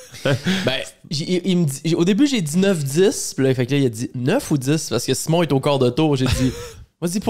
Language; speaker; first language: French; native; French